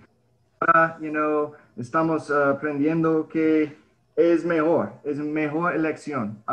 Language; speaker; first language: Spanish; early bilingual, heritage; English